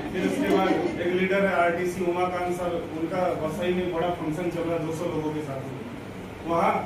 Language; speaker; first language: Hindi; native; Hindi